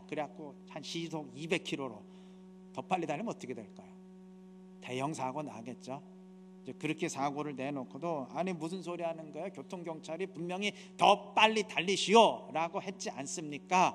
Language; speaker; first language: Korean; native; Korean